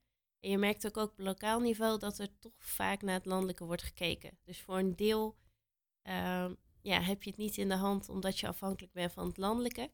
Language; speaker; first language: Dutch; native; Dutch